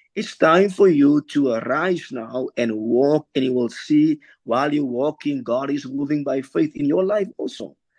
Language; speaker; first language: English; non-native, local second language; Afrikaans